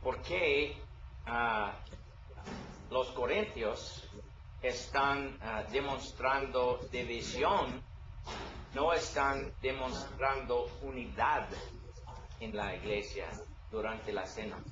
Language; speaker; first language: Spanish; non-native, learner; English